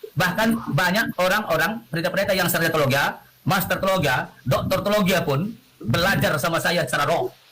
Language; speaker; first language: Indonesian; non-native, local second language; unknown